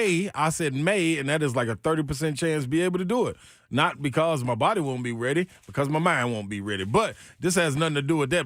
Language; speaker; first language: English; native; English